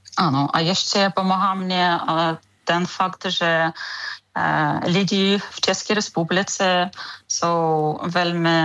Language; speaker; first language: Czech; non-native, learner; Ukrainian